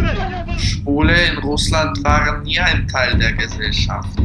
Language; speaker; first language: German; non-native, fluent; Russian